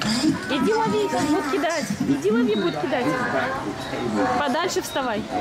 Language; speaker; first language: Russian; native; Russian